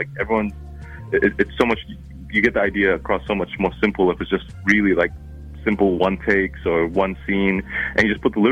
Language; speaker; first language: English; non-native, local second language; Arabic